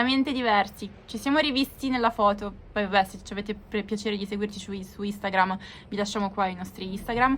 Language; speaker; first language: Italian; native; Italian